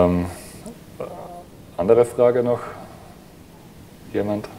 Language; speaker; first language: German; native; German